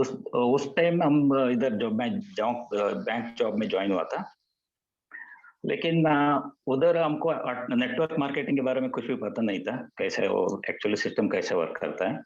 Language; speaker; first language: Hindi; non-native, local second language; Kannada